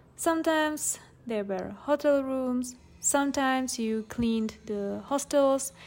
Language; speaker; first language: English; non-native, fluent; Czech